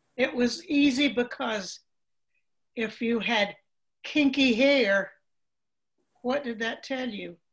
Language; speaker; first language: English; native; English